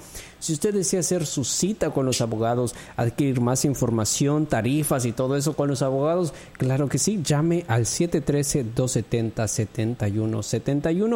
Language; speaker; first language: Spanish; native; Spanish